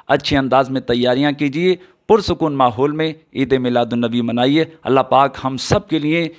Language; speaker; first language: Hindi; native; Hindi